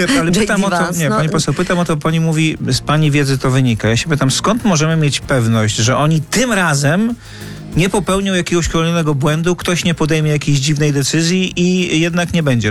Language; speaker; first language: Polish; native; Polish